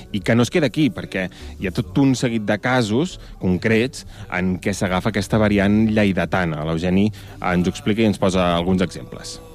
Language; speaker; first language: Catalan; native; Catalan